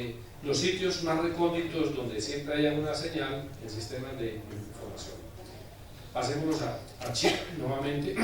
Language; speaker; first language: Spanish; native; Spanish